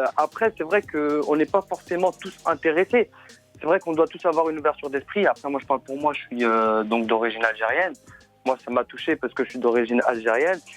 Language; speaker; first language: French; native; French